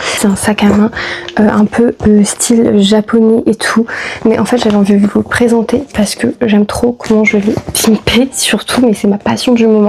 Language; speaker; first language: French; native; French